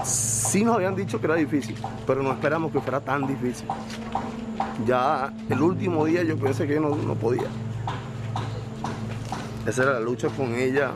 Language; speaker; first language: Spanish; native; Spanish